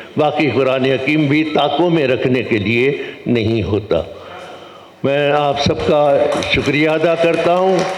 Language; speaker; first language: Urdu; non-native, local second language; Sindhi